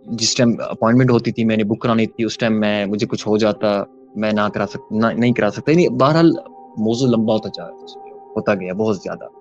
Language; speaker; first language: Urdu; early bilingual, heritage; Urdu